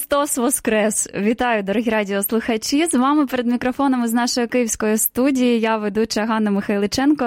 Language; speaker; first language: Ukrainian; native; Ukrainian